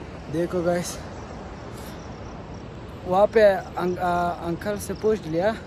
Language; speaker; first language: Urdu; non-native, learner; Persian